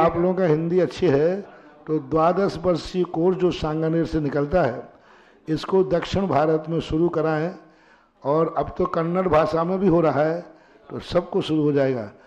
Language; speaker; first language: Hindi; native; Hindi